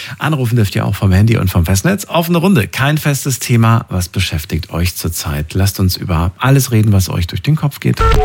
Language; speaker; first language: German; native; German